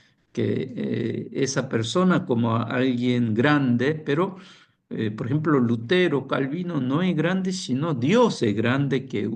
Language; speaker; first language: Spanish; non-native, fluent; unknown